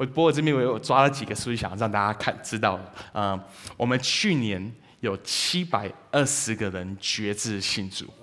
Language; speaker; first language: Chinese; early bilingual, heritage; Chinese